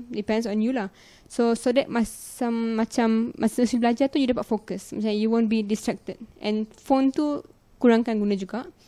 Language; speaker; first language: Malay; non-native, local second language; Punjabi